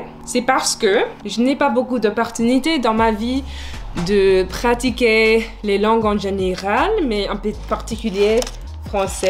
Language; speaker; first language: French; non-native, learner; English